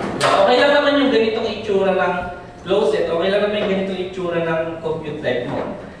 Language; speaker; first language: Filipino; native; Filipino